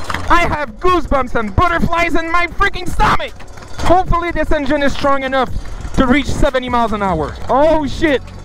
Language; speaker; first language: English; non-native, fluent; French